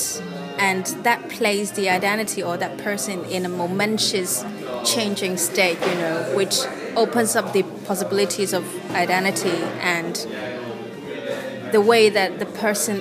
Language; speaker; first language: English; non-native, local second language; Cantonese